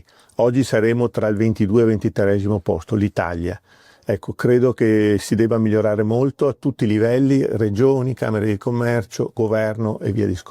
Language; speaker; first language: Italian; native; Italian